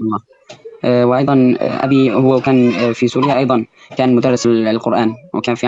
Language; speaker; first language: Arabic; native; Arabic